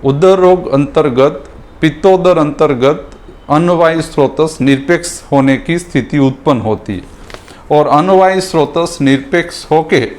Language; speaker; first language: Hindi; non-native, local second language; Gujarati